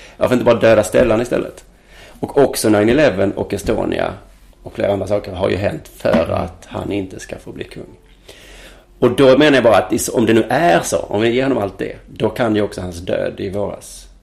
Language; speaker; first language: Swedish; native; Swedish